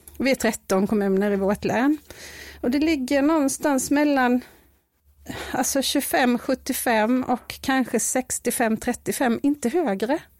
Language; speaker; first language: Swedish; native; Swedish